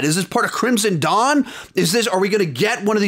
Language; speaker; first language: English; native; English